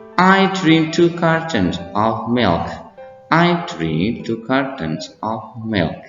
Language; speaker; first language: English; non-native, fluent; Indonesian